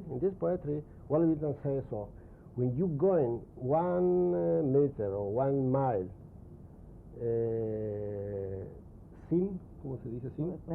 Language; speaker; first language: English; non-native, learner; Spanish